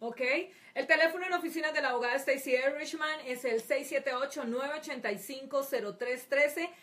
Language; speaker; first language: Spanish; native; Spanish